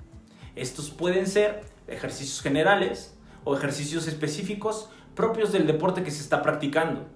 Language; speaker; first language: Spanish; native; Spanish